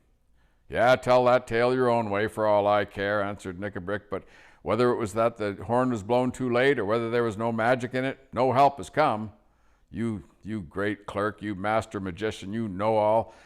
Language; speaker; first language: English; native; English